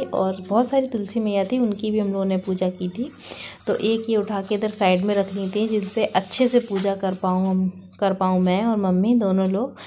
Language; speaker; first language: Hindi; native; Hindi